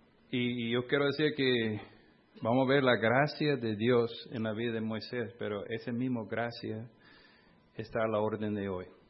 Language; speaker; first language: Spanish; non-native, fluent; English